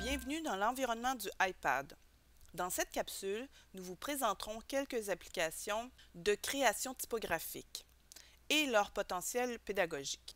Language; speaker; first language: French; native; French